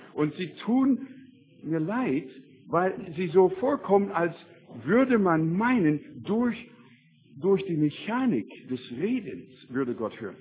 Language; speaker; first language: German; non-native, fluent; English